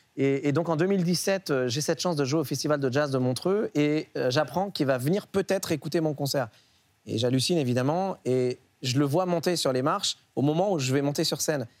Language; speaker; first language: French; early bilingual, other home language; Arabic